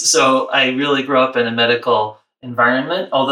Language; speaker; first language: English; native; English